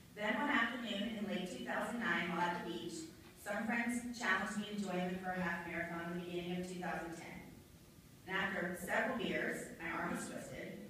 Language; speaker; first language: English; native; English